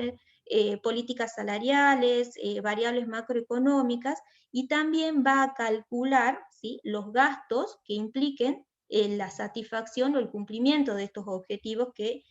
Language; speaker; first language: Spanish; native; Spanish